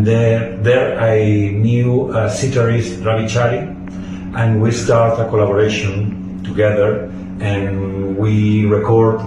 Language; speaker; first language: English; non-native, learner; Spanish